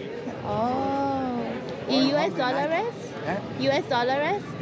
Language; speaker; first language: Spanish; non-native, learner; English